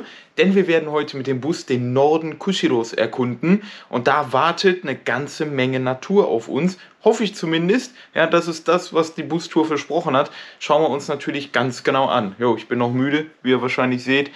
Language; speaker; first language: German; native; German